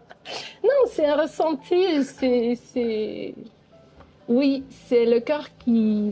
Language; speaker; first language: French; non-native, local second language; Dutch